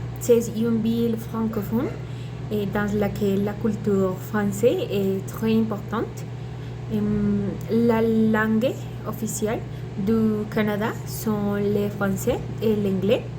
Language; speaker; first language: French; non-native, learner; Spanish